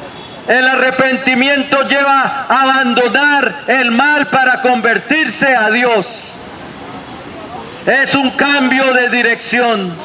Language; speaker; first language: Spanish; native; Spanish